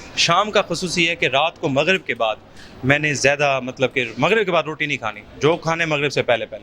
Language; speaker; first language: Urdu; native; Urdu